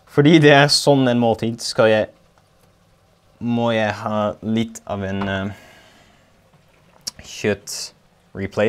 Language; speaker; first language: Norwegian; non-native, learner; Dutch